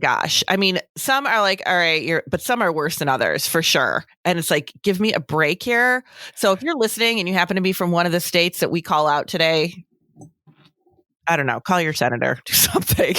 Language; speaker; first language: English; native; English